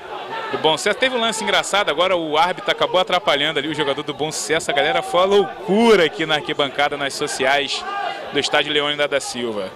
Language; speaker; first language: Portuguese; native; Portuguese